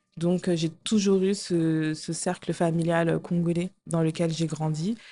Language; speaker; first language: French; native; French